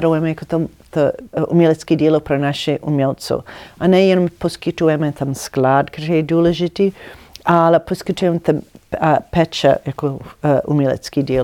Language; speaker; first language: Czech; non-native, learner; English